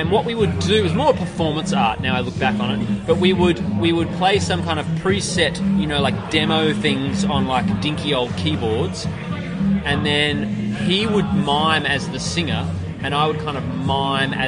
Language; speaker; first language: English; native; English